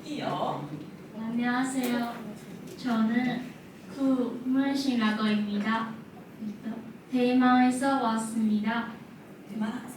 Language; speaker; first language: Korean; non-native, learner; Chinese